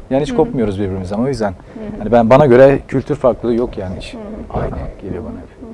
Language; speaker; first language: Turkish; early bilingual, other home language; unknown